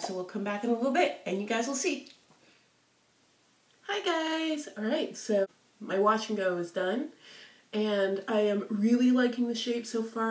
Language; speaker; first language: English; native; English